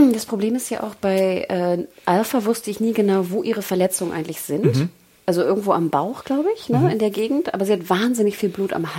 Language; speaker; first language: German; native; German